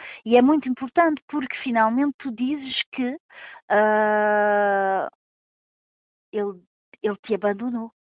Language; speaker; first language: Portuguese; early bilingual, heritage; Portuguese